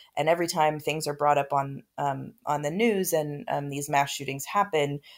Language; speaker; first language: English; native; English